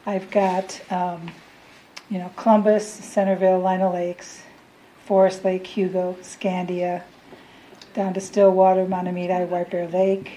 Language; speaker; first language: English; native; English